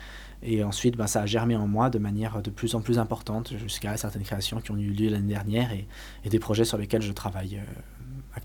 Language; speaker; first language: French; native; French